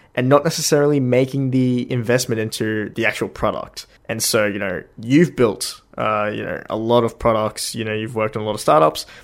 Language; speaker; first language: English; native; English